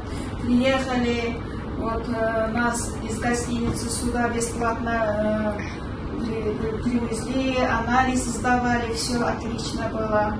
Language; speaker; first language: Russian; non-native, local second language; Kyrgyz